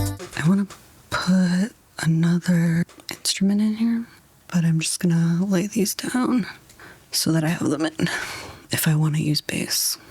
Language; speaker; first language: English; native; English